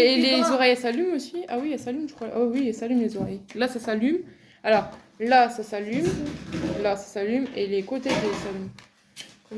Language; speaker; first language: French; native; French